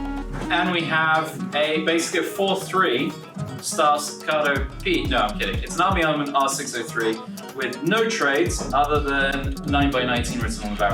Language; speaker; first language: English; native; English